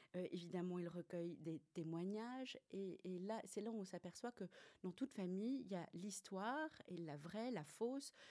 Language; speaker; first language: French; native; French